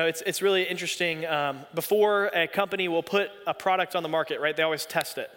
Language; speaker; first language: English; native; English